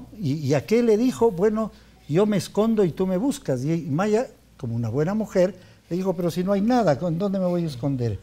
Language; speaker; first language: Spanish; non-native, learner; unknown